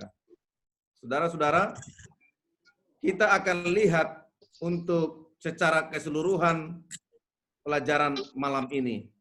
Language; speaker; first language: Indonesian; native; Indonesian